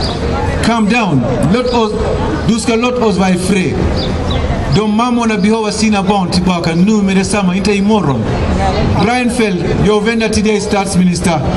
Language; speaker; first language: Swedish; non-native, fluent; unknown